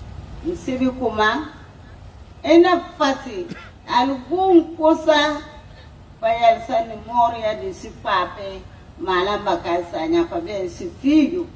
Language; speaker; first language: Portuguese; non-native, learner; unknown